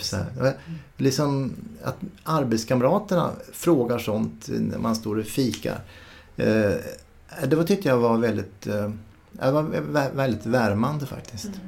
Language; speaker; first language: Swedish; native; Swedish